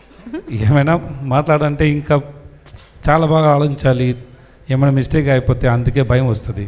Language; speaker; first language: Telugu; non-native, learner; Tamil